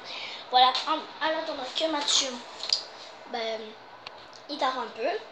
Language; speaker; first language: French; native; French